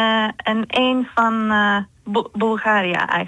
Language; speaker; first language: Dutch; non-native, fluent; Turkish